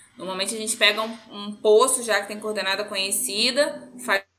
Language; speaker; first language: Portuguese; native; Portuguese